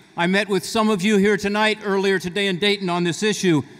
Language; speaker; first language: English; native; English